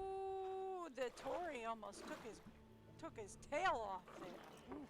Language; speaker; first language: English; native; English